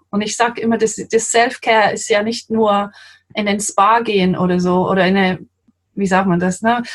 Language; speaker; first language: German; non-native, fluent; English